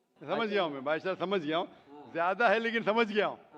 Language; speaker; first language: Hindi; native; Hindi